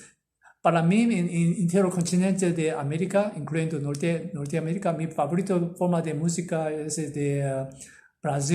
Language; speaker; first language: Portuguese; non-native, learner; Korean